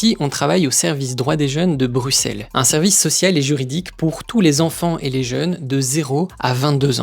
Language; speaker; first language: French; native; French